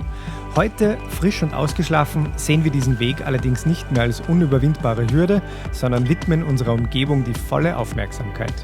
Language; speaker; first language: German; native; German